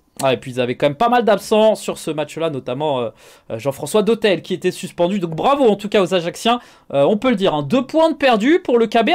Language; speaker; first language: French; native; French